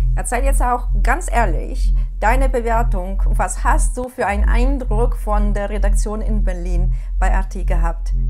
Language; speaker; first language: German; non-native, fluent; Ukrainian